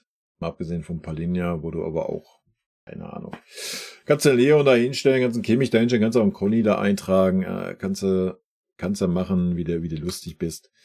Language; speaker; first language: German; native; German